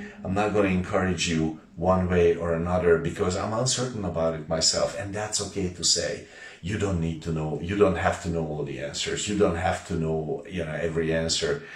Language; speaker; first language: English; non-native, fluent; Hungarian